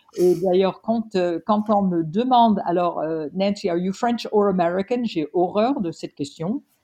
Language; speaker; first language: French; non-native, fluent; English